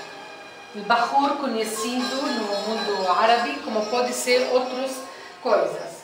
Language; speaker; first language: Portuguese; non-native, fluent; Arabic